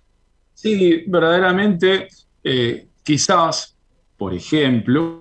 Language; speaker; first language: Spanish; native; Spanish